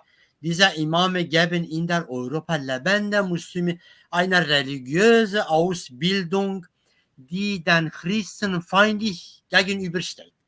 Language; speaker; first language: German; non-native, learner; Kurdish